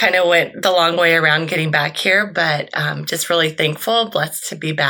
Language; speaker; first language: English; native; English